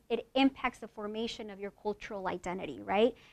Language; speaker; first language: English; native; English